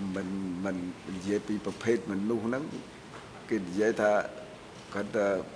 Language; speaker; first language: Khmer; native; Khmer